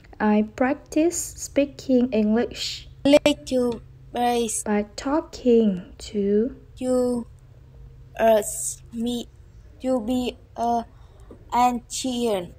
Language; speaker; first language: English; non-native, learner; Vietnamese